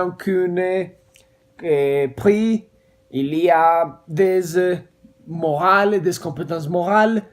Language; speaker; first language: French; non-native, learner; Spanish